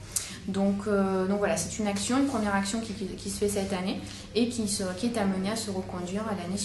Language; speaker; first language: French; native; French